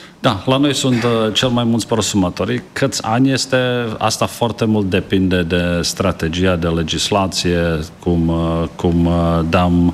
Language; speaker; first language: Romanian; non-native, learner; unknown